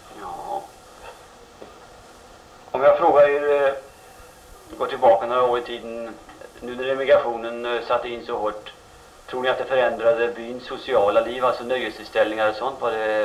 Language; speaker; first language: Swedish; native; Swedish